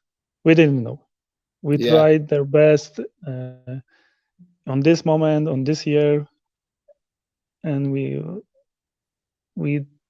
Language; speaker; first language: English; non-native, learner; Polish